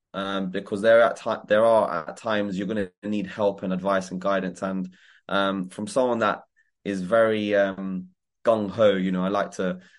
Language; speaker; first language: English; native; English